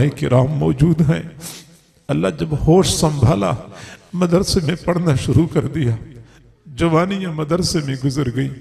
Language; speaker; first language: Urdu; non-native, local second language; Punjabi